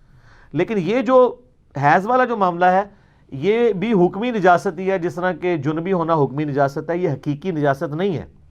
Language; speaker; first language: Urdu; non-native, local second language; Punjabi